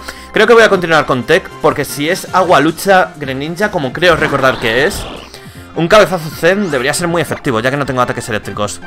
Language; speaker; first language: Spanish; native; Spanish